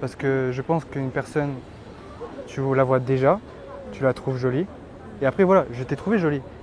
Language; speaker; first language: French; native; French